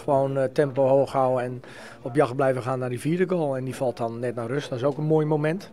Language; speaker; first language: Dutch; native; Dutch